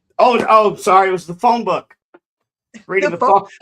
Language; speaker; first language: English; native; English